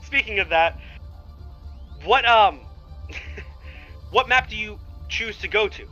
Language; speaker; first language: English; native; English